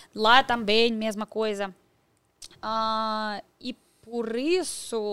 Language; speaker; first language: Portuguese; non-native, fluent; Russian